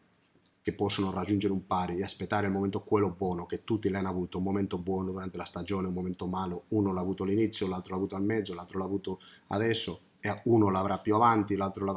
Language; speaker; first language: Italian; non-native, fluent; Spanish